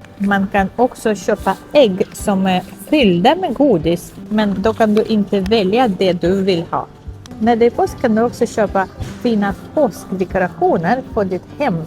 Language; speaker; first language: Swedish; non-native, fluent; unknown